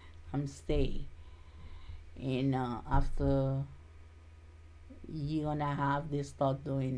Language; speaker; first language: English; non-native, learner; Haitian Creole